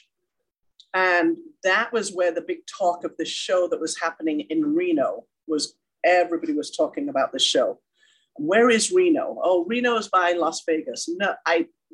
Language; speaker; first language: English; native; English